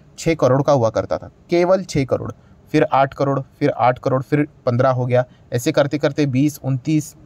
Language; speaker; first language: Hindi; native; Hindi